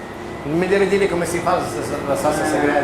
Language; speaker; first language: Italian; non-native, fluent; English